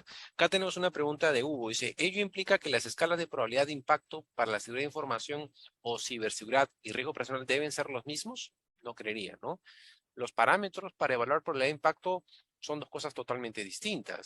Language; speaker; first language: Spanish; native; Spanish